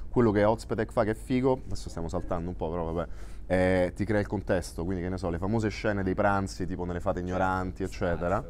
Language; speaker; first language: Italian; native; Italian